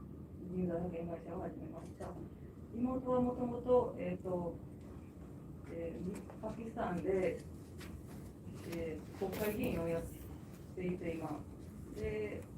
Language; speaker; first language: Japanese; non-native, fluent; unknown